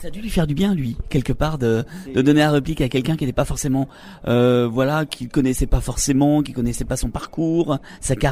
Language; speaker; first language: French; native; French